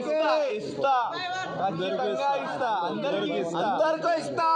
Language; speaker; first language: Telugu; non-native, learner; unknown